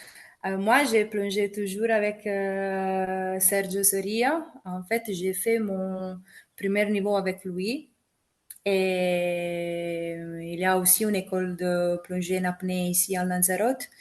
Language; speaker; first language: French; non-native, fluent; Italian